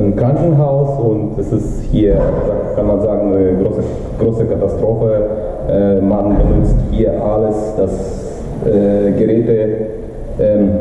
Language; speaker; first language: German; non-native, learner; Ukrainian